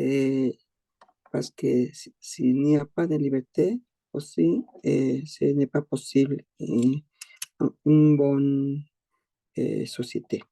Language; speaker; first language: French; non-native, learner; Spanish